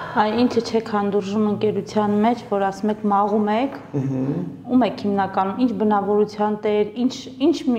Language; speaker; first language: Armenian; native; Armenian